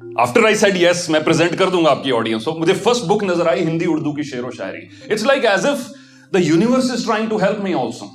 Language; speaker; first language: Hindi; non-native, local second language; Punjabi